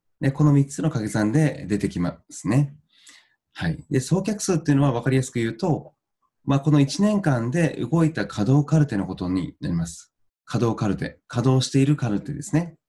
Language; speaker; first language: Japanese; native; Japanese